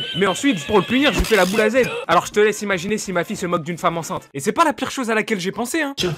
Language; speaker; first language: French; native; French